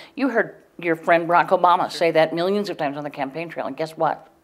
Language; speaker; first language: English; native; English